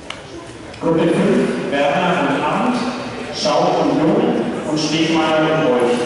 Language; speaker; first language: German; native; German